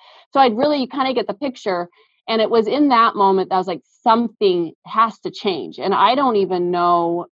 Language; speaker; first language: English; native; English